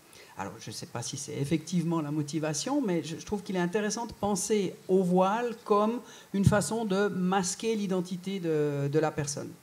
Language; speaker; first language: French; native; French